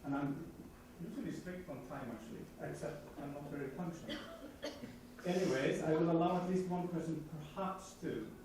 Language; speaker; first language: English; non-native, fluent; Icelandic